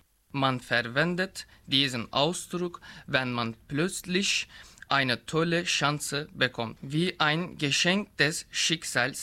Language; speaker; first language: German; non-native, learner; Turkish